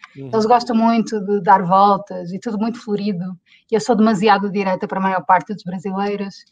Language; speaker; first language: Portuguese; native; Portuguese